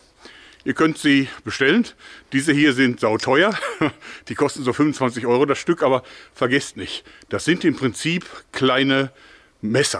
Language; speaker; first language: German; native; German